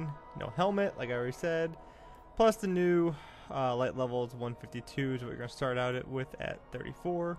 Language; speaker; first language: English; native; English